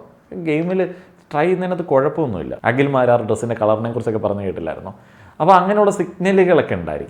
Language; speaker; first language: Malayalam; native; Malayalam